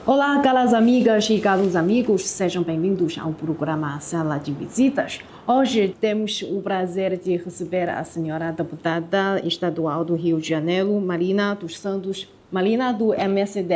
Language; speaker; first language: Portuguese; non-native, fluent; Chinese